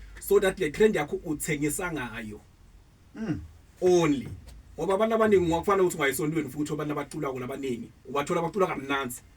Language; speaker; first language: Zulu; non-native, local second language; Swati